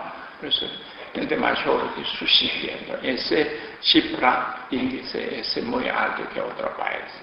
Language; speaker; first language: Spanish; non-native, learner; Korean